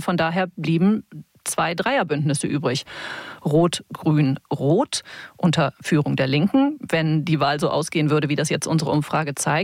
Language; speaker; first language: German; native; German